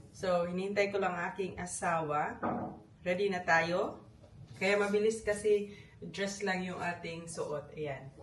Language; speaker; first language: Filipino; non-native, local second language; Cebuano